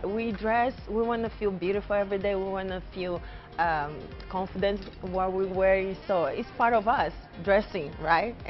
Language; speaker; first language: English; non-native, fluent; Portuguese